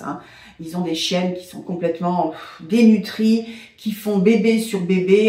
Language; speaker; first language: French; native; French